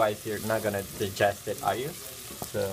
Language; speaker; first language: English; non-native, fluent; Italian